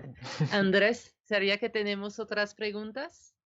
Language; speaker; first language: Spanish; non-native, fluent; French